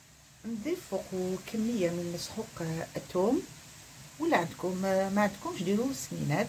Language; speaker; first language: Arabic; native; Arabic